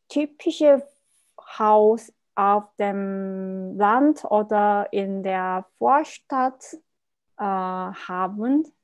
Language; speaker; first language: German; non-native, learner; Korean